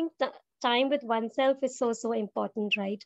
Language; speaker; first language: English; non-native, local second language; Hindi